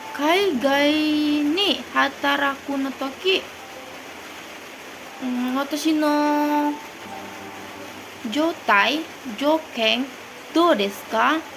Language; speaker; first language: Japanese; non-native, learner; Indonesian